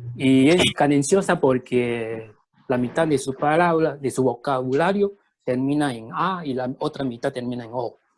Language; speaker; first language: Spanish; early bilingual, other home language; Chinese